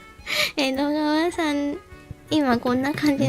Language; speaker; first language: Japanese; native; Japanese